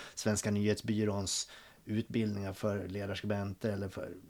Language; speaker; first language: Swedish; native; Swedish